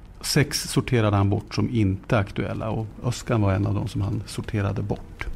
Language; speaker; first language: Swedish; native; Swedish